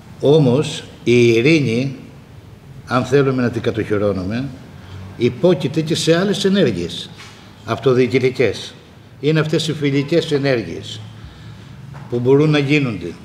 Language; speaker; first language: Greek; native; Greek